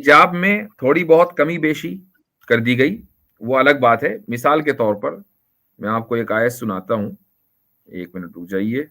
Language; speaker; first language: Hindi; native; Hindi